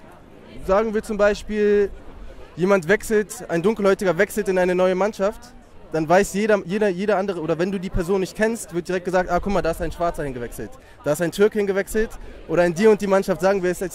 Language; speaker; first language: German; native; German